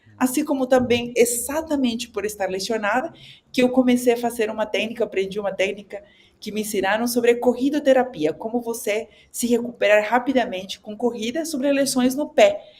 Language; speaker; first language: Portuguese; non-native, fluent; Spanish